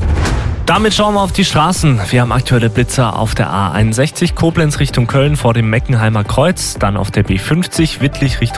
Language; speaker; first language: German; native; German